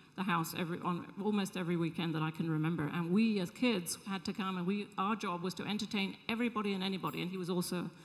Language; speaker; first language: English; native; English